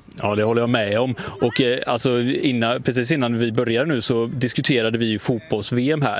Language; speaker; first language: Swedish; native; Swedish